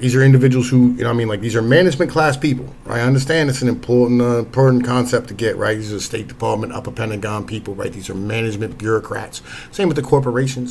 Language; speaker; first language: English; native; English